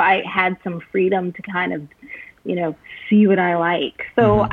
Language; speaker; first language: English; native; English